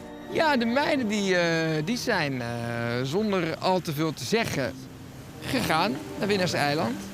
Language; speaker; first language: Dutch; native; Dutch